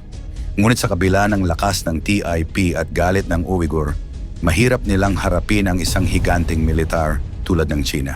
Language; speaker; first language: Filipino; native; Filipino